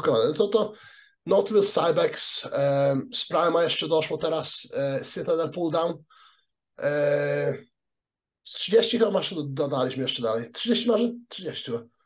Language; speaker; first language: Polish; early bilingual, heritage; Polish